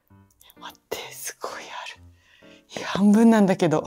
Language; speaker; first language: Japanese; native; Japanese